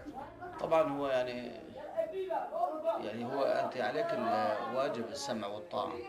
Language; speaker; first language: Arabic; native; Arabic